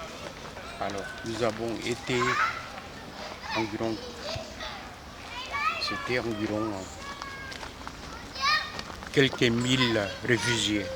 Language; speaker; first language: French; non-native, fluent; Korean